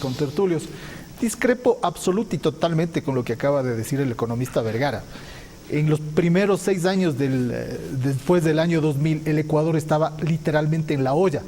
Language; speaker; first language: Spanish; native; Spanish